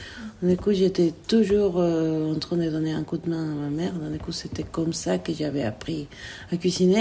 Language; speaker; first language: French; non-native, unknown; Spanish